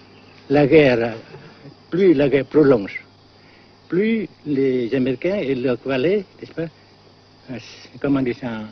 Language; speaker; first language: French; non-native, fluent; Vietnamese